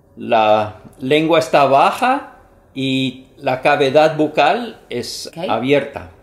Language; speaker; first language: Spanish; non-native, fluent; English